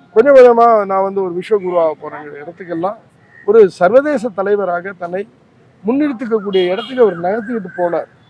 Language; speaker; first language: Tamil; native; Tamil